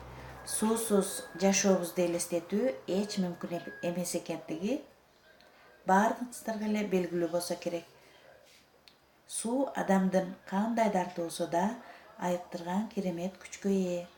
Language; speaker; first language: Kyrgyz; native; Kyrgyz